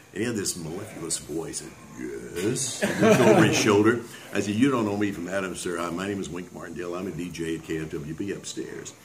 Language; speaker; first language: English; native; English